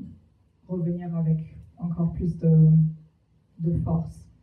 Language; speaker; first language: French; non-native, fluent; German